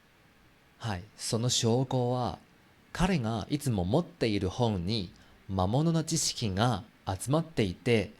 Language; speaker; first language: Japanese; non-native, learner; Chinese